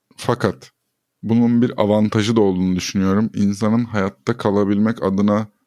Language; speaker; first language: Turkish; native; Turkish